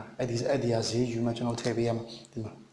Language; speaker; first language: Burmese; native; Burmese